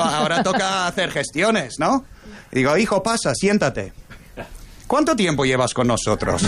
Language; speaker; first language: Spanish; non-native, fluent; English